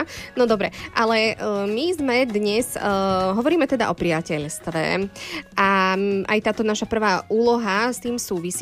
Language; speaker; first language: Slovak; native; Slovak